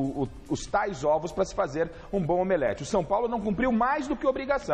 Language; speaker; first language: Portuguese; native; Portuguese